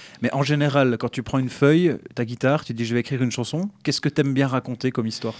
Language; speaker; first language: French; native; French